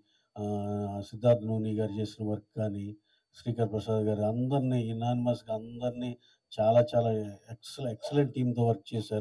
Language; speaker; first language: Telugu; native; Telugu